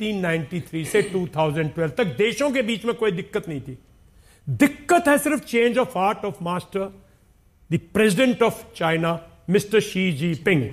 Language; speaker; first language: Hindi; native; Hindi